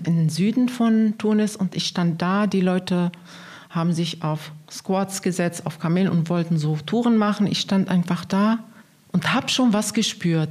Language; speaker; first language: German; non-native, fluent; Arabic